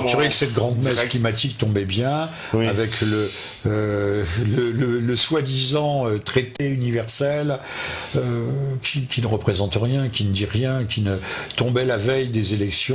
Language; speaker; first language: French; native; French